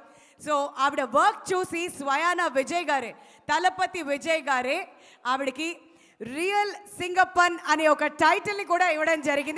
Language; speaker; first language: Telugu; native; Telugu